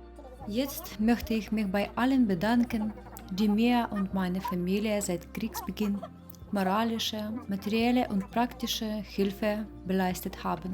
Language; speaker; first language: German; non-native, learner; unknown